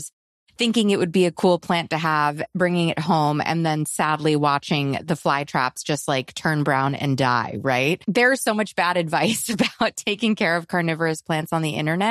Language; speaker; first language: English; native; English